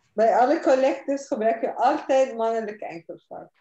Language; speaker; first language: Dutch; non-native, fluent; Arabic